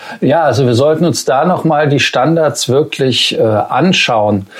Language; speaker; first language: German; native; German